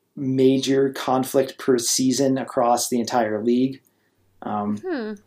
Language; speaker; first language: English; native; English